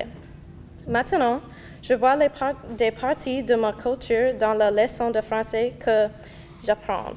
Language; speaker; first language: French; non-native, learner; English